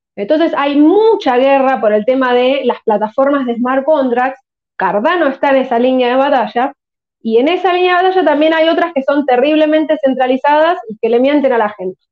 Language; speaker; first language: Spanish; native; Spanish